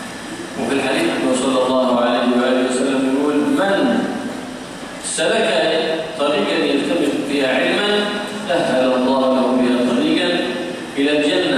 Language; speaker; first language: Arabic; native; Arabic